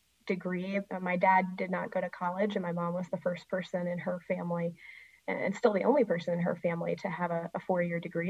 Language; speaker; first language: English; native; English